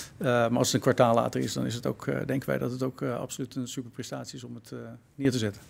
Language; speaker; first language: Dutch; native; Dutch